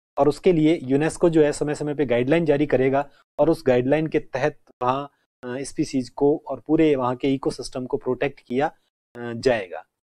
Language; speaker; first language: Hindi; native; Hindi